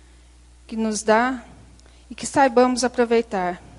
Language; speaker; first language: Portuguese; native; Portuguese